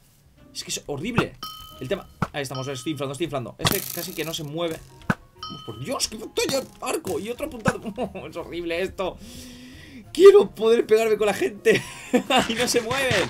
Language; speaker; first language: Spanish; native; Spanish